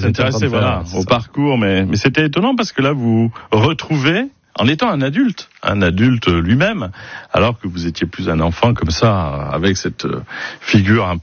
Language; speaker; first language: French; native; French